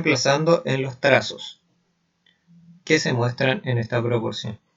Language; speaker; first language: Spanish; native; Spanish